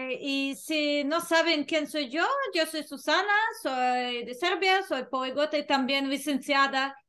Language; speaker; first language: Spanish; non-native, fluent; Serbian